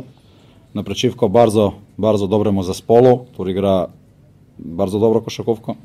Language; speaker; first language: Polish; non-native, learner; Slovenian